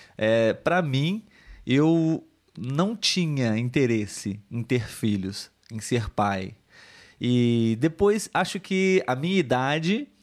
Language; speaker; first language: Portuguese; native; Portuguese